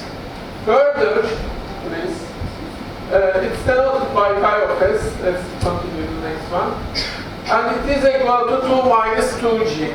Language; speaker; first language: English; non-native, fluent; Turkish